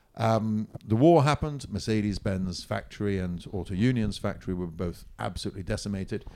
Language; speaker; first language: English; non-native, fluent; Italian